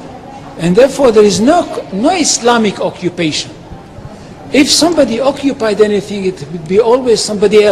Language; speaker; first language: English; non-native, fluent; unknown